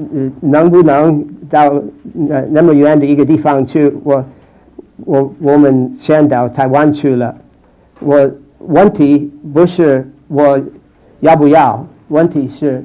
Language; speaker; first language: Chinese; non-native, fluent; English